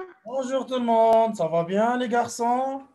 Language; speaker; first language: French; non-native, fluent; Arabic